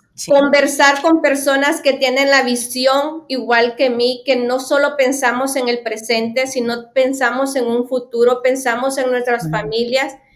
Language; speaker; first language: Spanish; native; Spanish